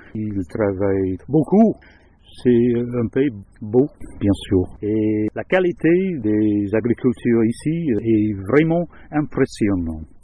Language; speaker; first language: French; non-native, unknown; English